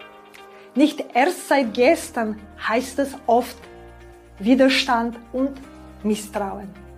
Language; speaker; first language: German; non-native, fluent; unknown